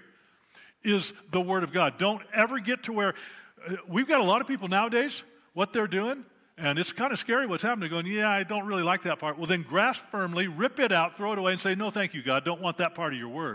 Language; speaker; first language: English; native; English